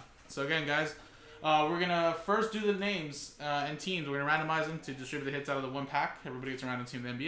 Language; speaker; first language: English; native; English